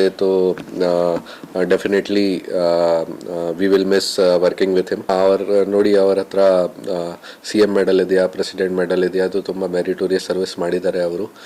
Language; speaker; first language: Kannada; non-native, fluent; Hindi